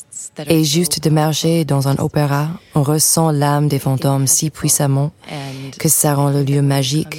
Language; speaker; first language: French; non-native, fluent; English